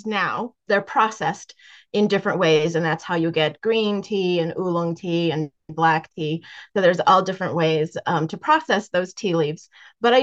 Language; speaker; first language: English; native; English